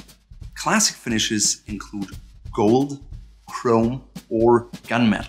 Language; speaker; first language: English; non-native, fluent; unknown